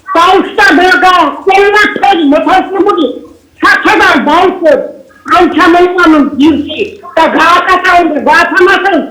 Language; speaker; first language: Georgian; native; Georgian